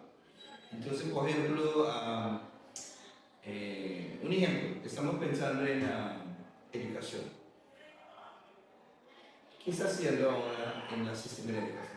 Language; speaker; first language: Spanish; non-native, learner; English